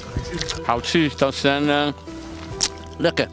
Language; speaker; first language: Dutch; non-native, learner; Cantonese